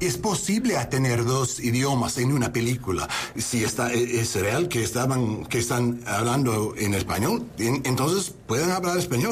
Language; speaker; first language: Spanish; non-native, learner; English